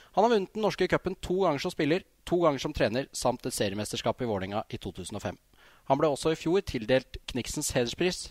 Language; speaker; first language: Norwegian; native; Norwegian